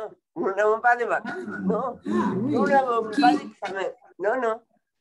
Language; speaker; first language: French; non-native, fluent; Spanish